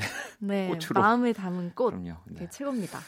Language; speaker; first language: Korean; native; Korean